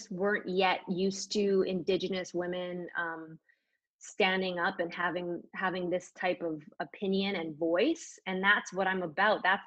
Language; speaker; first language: English; native; English